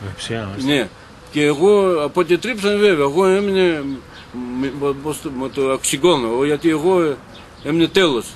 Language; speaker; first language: Greek; non-native, learner; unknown